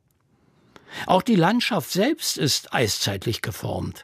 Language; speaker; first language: German; native; German